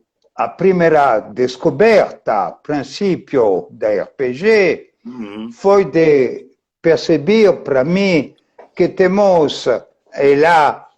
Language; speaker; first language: Portuguese; non-native, fluent; French